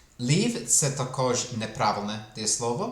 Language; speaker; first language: Ukrainian; non-native, fluent; English